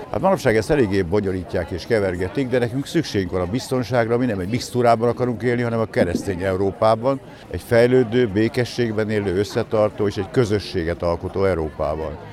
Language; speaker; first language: Hungarian; native; Hungarian